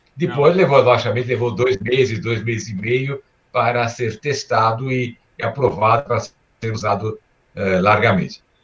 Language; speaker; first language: Portuguese; early bilingual, other home language; Armenian